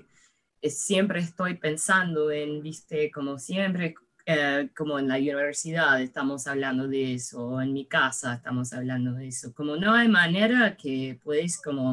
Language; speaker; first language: Spanish; early bilingual, heritage; Spanish